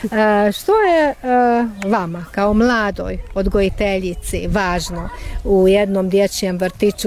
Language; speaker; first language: Croatian; native; Croatian